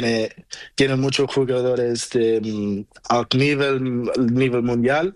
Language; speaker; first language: Spanish; non-native, learner; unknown